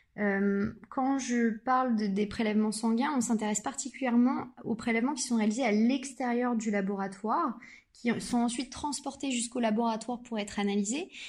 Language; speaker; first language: French; native; French